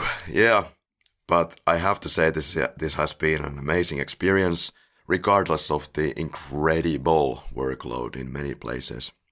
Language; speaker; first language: English; non-native, fluent; Finnish